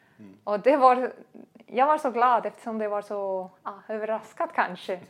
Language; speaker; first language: Swedish; non-native, fluent; German